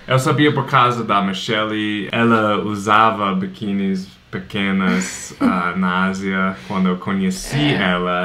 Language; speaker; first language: Portuguese; non-native, fluent; English